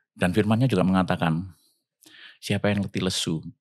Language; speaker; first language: Indonesian; native; Indonesian